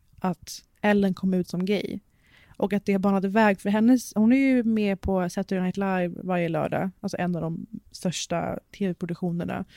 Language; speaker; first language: Swedish; early bilingual, other home language; Persian